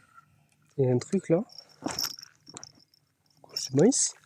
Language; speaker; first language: French; native; French